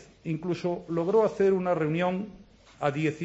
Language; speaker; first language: Spanish; native; Spanish